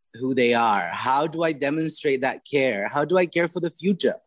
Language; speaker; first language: English; non-native, fluent; Romanian